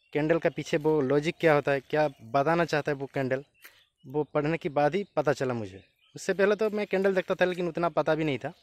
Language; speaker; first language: Hindi; non-native, local second language; Bangla